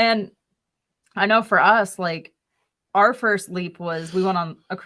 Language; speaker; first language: English; native; English